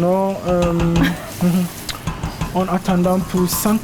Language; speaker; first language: French; non-native, learner; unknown